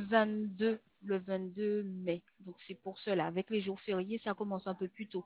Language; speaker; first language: French; native; French